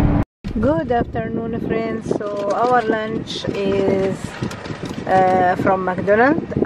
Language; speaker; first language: English; non-native, learner; Arabic